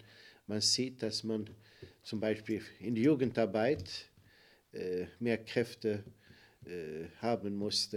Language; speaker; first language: German; non-native, fluent; Swedish